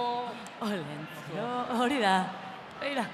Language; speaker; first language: Basque; native; Basque